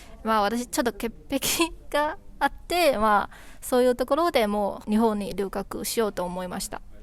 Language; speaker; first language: Japanese; non-native, fluent; Chinese